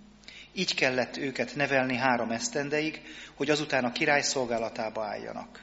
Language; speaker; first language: Hungarian; native; Hungarian